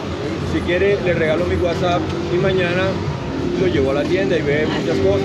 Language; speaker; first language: Spanish; native; Spanish